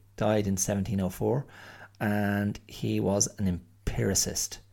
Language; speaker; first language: English; native; English